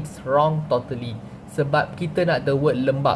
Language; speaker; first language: English; non-native, local second language; Malay